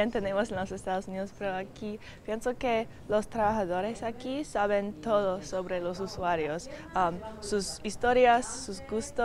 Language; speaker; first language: Spanish; non-native, learner; English